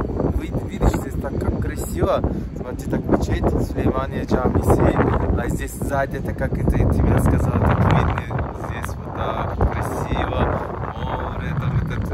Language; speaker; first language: Russian; non-native, learner; Turkish